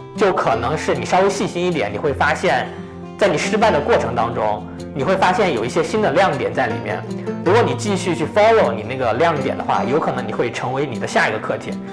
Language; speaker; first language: Chinese; native; Chinese